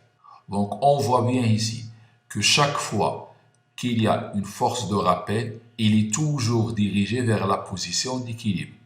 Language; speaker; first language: French; non-native, local second language; Arabic